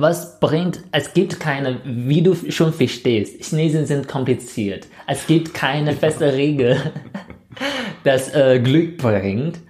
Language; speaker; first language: German; non-native, fluent; Chinese